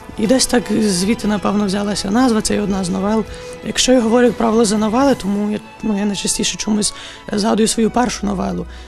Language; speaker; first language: Ukrainian; native; Ukrainian